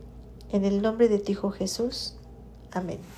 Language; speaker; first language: Spanish; native; Spanish